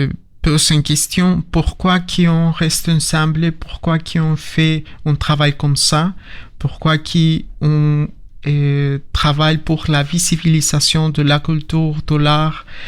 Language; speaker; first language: French; non-native, learner; Spanish